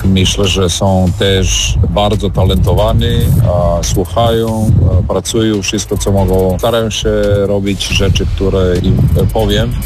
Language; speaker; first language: Polish; non-native, fluent; Serbian